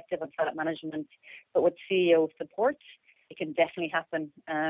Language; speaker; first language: English; native; English